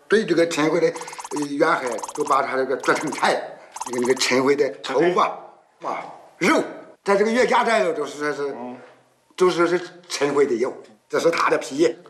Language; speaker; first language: Chinese; native; Chinese